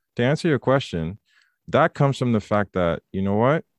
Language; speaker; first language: English; native; English